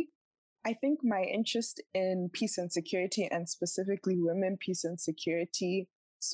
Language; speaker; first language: English; non-native, local second language; Tswana